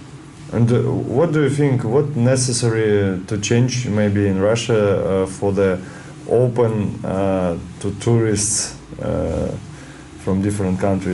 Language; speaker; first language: English; non-native, learner; Russian